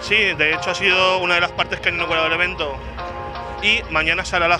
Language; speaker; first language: Spanish; native; Spanish